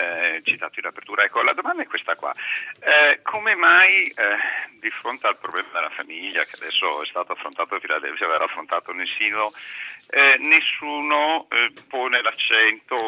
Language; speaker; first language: Italian; native; Italian